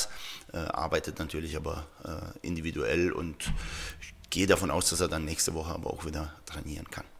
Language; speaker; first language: German; native; German